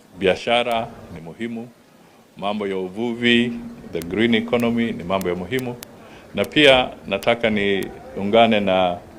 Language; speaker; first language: Swahili; non-native, local second language; Luyia